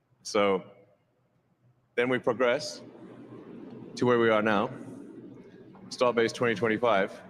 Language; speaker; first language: English; native; English